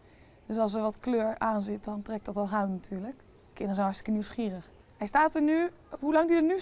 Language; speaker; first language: Dutch; native; Dutch